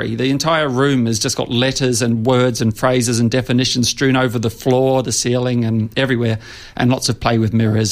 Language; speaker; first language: English; native; English